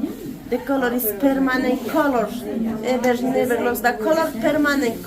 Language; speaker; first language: English; non-native, learner; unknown